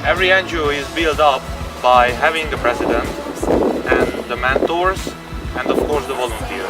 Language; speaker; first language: English; non-native, fluent; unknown